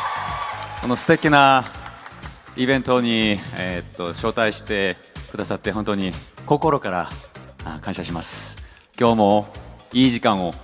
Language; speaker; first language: Japanese; non-native, learner; Korean